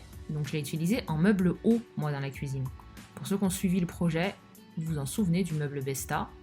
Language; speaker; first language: French; native; French